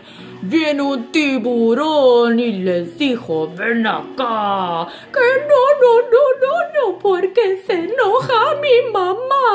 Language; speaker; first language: Spanish; non-native, fluent; English